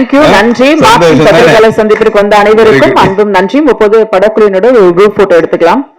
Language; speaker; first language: Tamil; native; Tamil